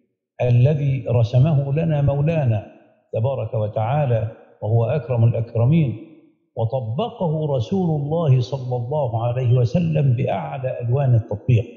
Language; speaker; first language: Arabic; native; Arabic